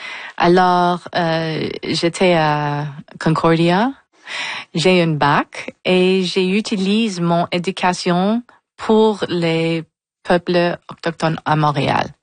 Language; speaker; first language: French; non-native, local second language; English